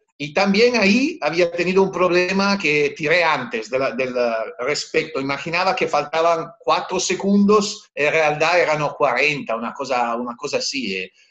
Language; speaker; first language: Spanish; non-native, learner; Italian